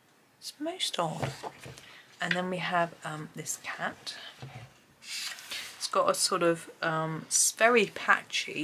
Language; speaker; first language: English; native; English